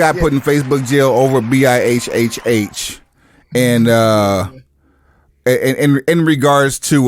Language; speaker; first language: English; native; English